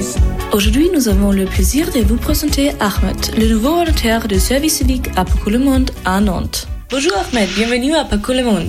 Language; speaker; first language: French; non-native, fluent; German